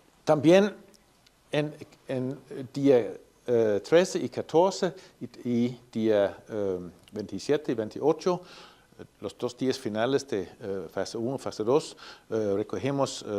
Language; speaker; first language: Spanish; non-native, fluent; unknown